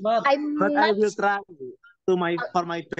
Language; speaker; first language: English; non-native, learner; Indonesian